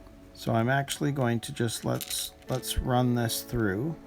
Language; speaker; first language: English; native; English